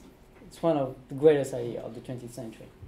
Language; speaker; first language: English; non-native, fluent; French